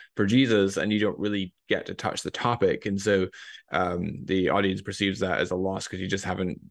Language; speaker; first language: English; native; English